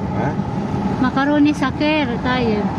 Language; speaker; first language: Filipino; native; Filipino